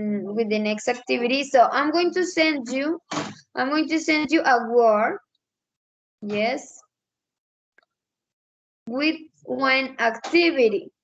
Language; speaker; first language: English; non-native, learner; Spanish